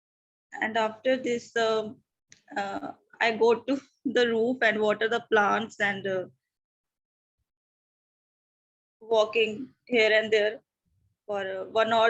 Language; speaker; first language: English; non-native, learner; Hindi